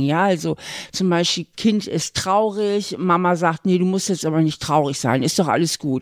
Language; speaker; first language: German; native; German